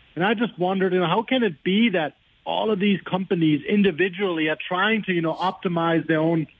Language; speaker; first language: English; non-native, fluent; German